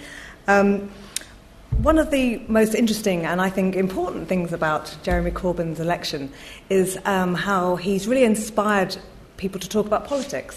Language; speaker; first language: English; native; English